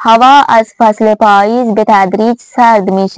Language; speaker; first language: Persian; non-native, fluent; Urdu